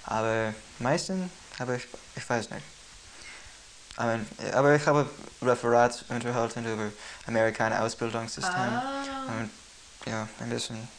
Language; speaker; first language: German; non-native, learner; English